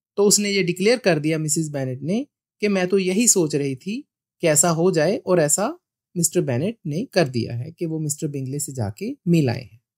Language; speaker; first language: Hindi; non-native, local second language; Punjabi